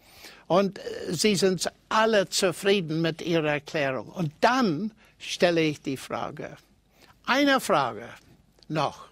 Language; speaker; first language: German; non-native, fluent; English